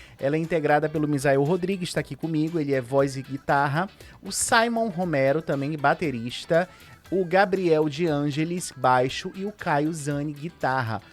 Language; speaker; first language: Portuguese; native; Portuguese